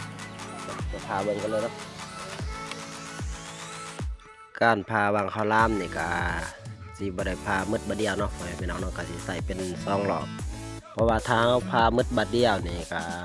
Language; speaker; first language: Thai; non-native, local second language; Lao